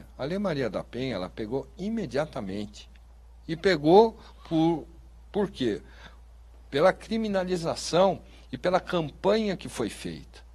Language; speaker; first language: Portuguese; native; Portuguese